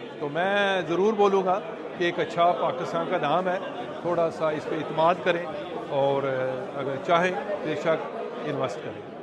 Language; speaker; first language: Urdu; non-native, local second language; Punjabi